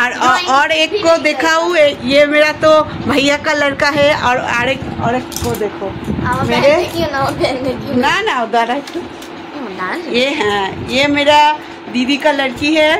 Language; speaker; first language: Hindi; non-native, local second language; Bangla